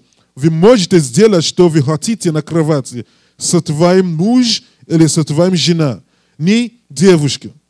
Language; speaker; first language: Russian; non-native, learner; English